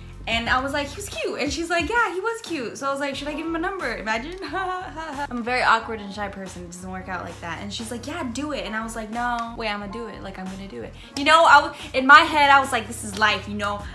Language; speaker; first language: English; early bilingual, other home language; Spanish